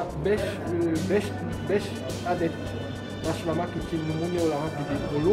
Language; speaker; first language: Turkish; non-native, learner; French